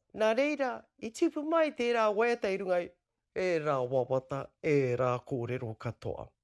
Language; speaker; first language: Māori; native; Māori